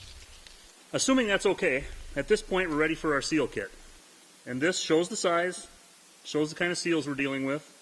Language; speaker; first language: English; native; English